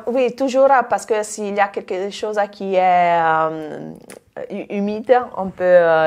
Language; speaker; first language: French; non-native, fluent; Italian